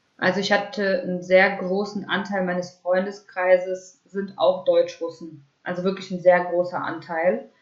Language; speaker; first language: German; early bilingual, other home language; Russian